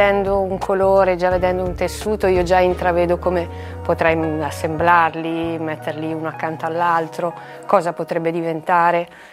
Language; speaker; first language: Italian; native; Italian